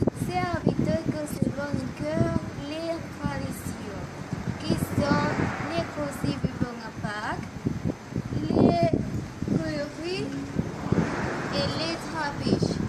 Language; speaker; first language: French; non-native, learner; Spanish